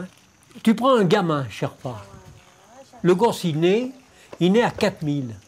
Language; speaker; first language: French; native; French